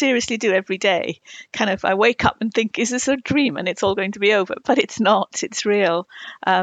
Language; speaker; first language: English; non-native, local second language; Tamil